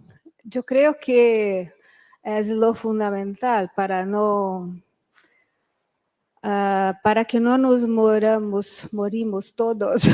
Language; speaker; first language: Spanish; non-native, fluent; Portuguese